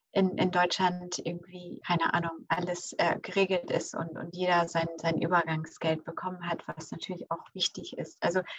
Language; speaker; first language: German; early bilingual, other home language; English